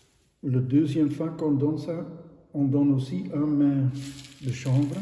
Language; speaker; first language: French; non-native, local second language; Dutch